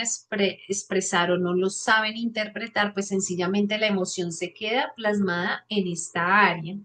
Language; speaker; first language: Spanish; native; Spanish